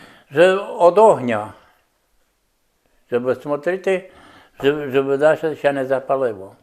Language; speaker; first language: Polish; non-native, local second language; Rusyn